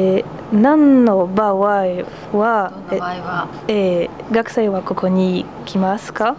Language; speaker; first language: Japanese; non-native, learner; French